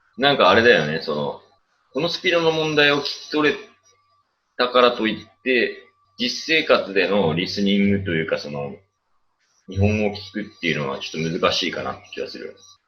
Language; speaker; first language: Japanese; native; Japanese